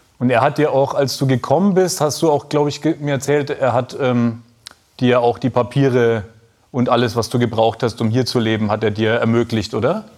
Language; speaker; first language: German; native; German